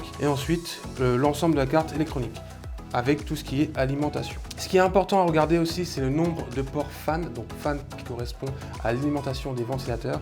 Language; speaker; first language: French; native; French